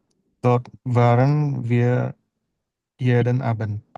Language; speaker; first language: German; non-native, learner; Indonesian